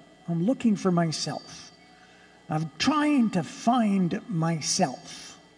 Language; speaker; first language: English; early bilingual, other home language; Spanish